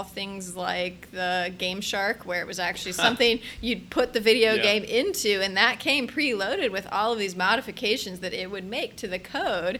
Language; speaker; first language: English; native; English